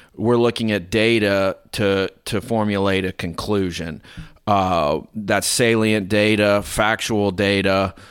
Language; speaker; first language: English; native; English